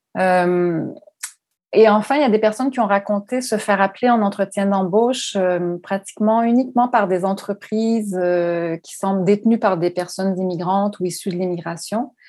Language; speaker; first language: French; native; French